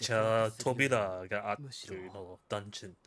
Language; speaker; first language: Japanese; non-native, learner; English